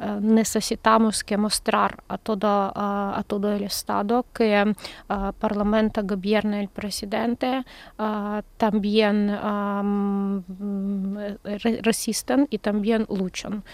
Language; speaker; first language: Spanish; non-native, learner; Ukrainian